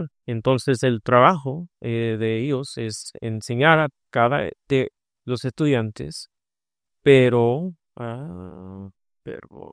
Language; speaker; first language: Spanish; early bilingual, heritage; Spanish